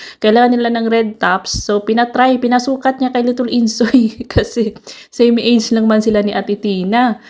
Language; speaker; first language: Filipino; non-native, local second language; Cebuano